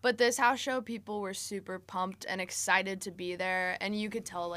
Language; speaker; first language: English; native; English